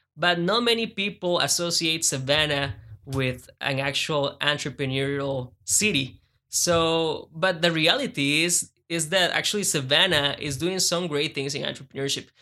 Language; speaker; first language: English; non-native, fluent; Spanish